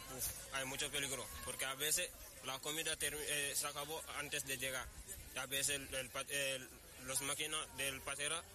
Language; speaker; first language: Spanish; non-native, learner; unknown